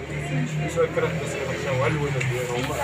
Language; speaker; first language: Arabic; native; Arabic